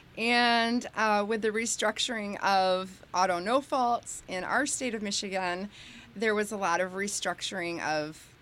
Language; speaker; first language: English; native; English